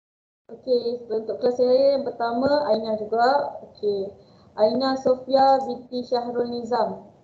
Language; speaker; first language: Malay; native; Malay